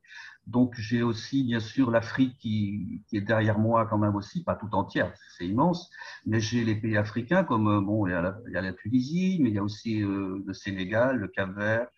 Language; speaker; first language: French; native; French